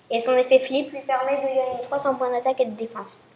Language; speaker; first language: French; native; French